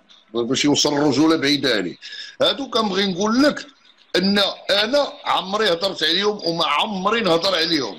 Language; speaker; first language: Arabic; native; Arabic